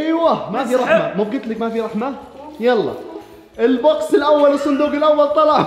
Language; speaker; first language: Arabic; native; Arabic